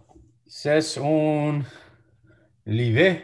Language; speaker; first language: French; non-native, learner; English